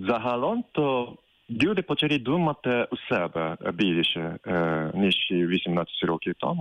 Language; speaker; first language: Ukrainian; non-native, fluent; Japanese